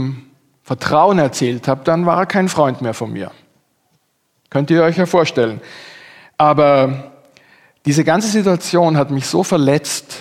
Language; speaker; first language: German; native; German